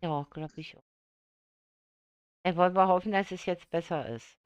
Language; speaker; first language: German; native; German